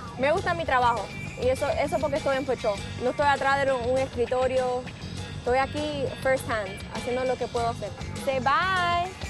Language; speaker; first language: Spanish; early bilingual, heritage; Spanish